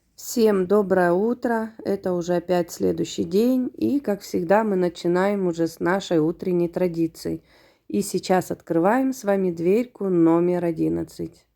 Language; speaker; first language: Russian; native; Russian